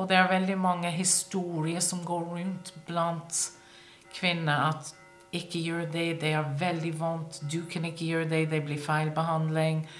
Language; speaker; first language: Norwegian; non-native, fluent; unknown